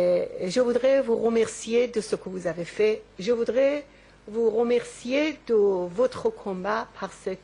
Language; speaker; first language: French; non-native, local second language; Persian